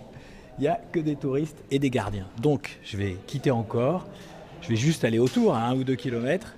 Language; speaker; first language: French; native; French